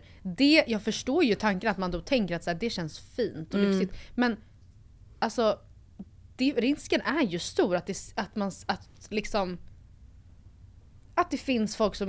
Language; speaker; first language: Swedish; native; Swedish